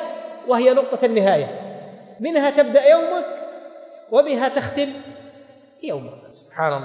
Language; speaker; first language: Arabic; native; Arabic